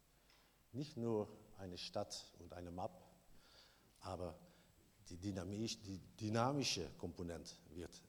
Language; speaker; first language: German; non-native, learner; Dutch